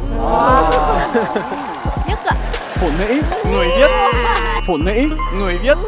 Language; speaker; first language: Vietnamese; non-native, learner; Russian